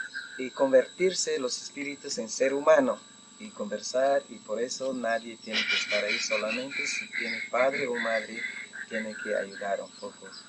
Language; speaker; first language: Spanish; non-native, local second language; Shipibo-Conibo